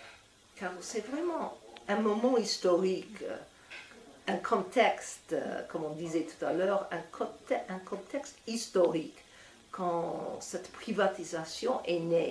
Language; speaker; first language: French; non-native, fluent; English